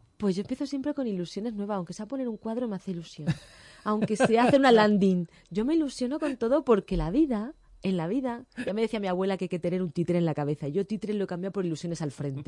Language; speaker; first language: Spanish; native; Spanish